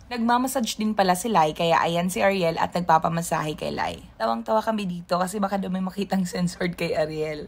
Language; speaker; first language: Filipino; non-native, local second language; Cebuano